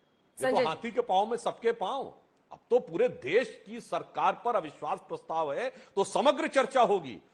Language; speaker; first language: Hindi; native; Hindi